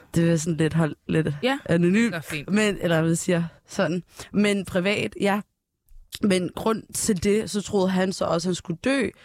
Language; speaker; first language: Danish; early bilingual, other home language; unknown